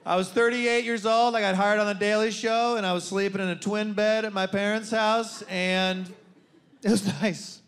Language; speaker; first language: English; native; English